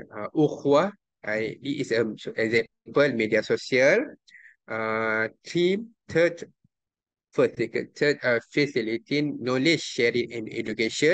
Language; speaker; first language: English; non-native, local second language; Malay